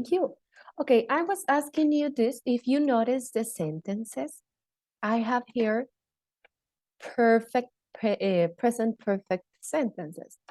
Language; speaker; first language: English; non-native, fluent; Spanish